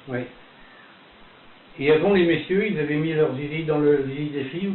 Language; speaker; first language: French; native; French